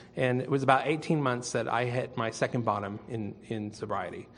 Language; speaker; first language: English; native; English